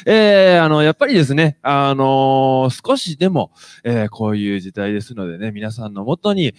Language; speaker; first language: Japanese; native; Japanese